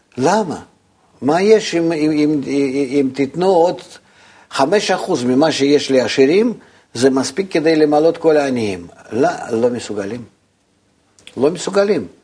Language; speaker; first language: Hebrew; non-native, fluent; Russian